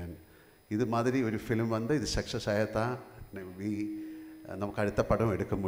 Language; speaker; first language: Tamil; non-native, learner; Malayalam